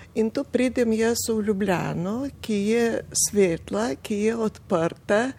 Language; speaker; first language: Slovenian; non-native, fluent; Russian